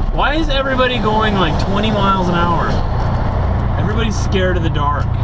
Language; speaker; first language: English; native; English